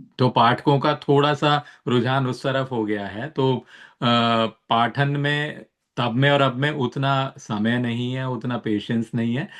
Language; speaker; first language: Hindi; native; Hindi